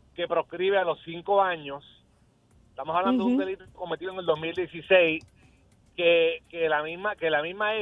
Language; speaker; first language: Spanish; early bilingual, heritage; Spanish